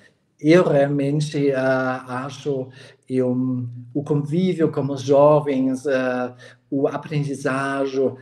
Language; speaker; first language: Portuguese; non-native, fluent; German